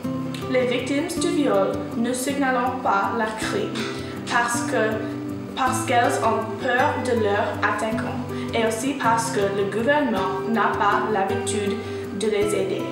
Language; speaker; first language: French; non-native, learner; English